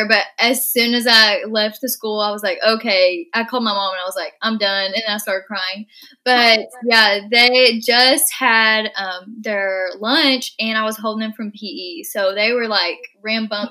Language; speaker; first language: English; native; English